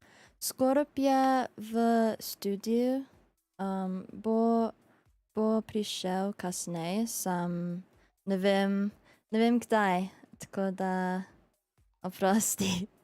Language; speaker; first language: Slovenian; early bilingual, heritage; Slovenian